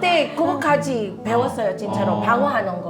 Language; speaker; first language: Korean; non-native, fluent; Filipino